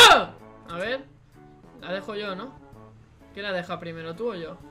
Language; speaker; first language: Spanish; native; Spanish